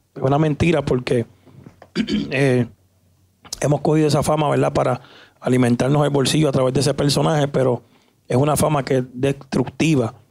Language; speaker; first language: Spanish; native; Spanish